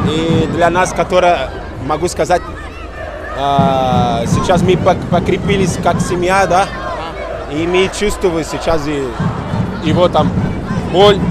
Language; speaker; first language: Russian; non-native, learner; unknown